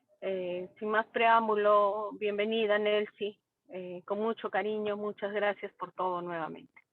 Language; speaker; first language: Spanish; native; Spanish